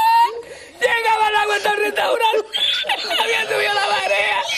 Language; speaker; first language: Spanish; native; Spanish